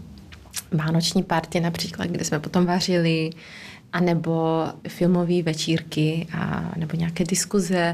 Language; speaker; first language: Czech; early bilingual, heritage; Czech